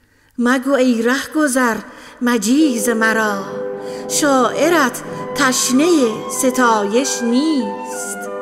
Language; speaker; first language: Persian; native; Persian